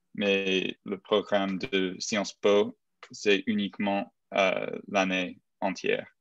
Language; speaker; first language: French; non-native, learner; English